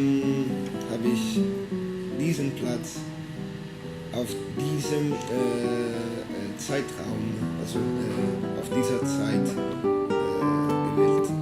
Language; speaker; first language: German; non-native, fluent; Italian